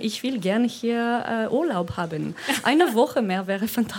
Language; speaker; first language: German; non-native, fluent; French